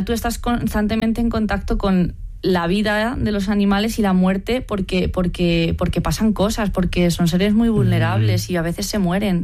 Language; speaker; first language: Spanish; native; Spanish